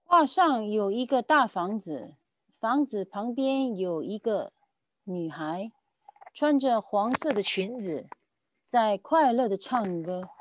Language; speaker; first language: Chinese; non-native, learner; French